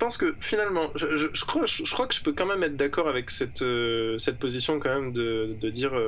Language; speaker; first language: French; native; French